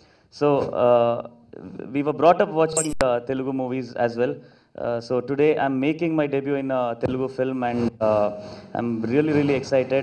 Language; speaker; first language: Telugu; non-native, learner; Kannada